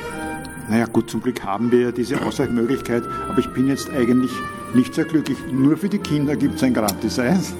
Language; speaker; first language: German; native; German